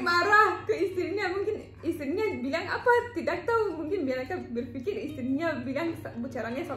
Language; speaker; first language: Indonesian; non-native, learner; Turkish